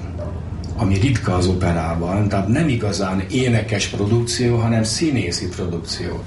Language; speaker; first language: Hungarian; native; Hungarian